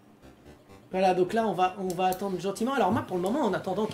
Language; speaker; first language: French; native; French